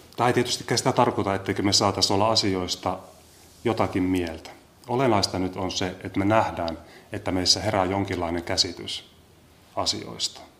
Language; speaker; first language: Finnish; native; Finnish